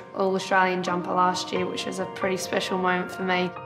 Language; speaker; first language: English; native; English